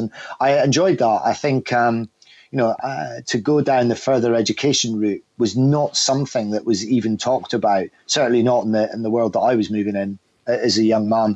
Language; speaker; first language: English; native; English